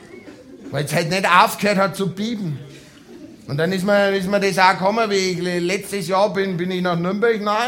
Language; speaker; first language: German; native; German